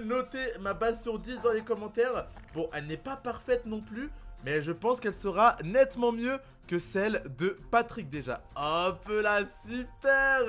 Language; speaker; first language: French; native; French